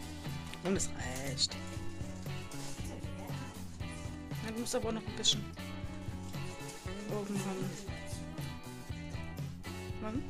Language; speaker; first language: German; native; German